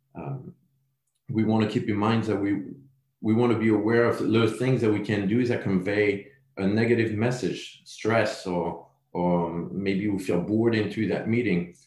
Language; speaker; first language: English; non-native, fluent; French